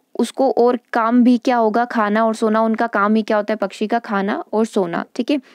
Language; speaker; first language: Hindi; native; Hindi